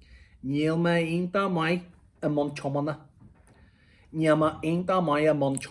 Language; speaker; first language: Irish; non-native, local second language; English